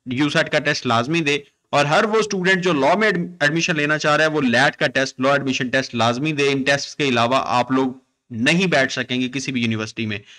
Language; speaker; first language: Urdu; non-native, local second language; Punjabi